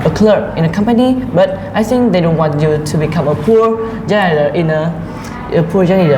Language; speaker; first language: English; non-native, learner; Vietnamese